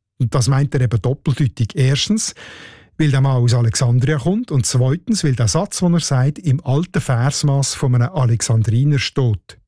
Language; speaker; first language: German; native; German